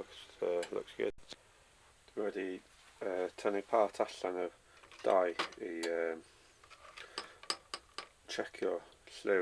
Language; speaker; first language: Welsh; non-native, learner; English